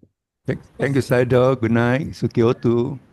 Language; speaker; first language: English; non-native, learner; Indonesian